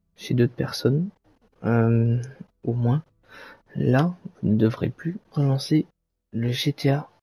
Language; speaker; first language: French; native; French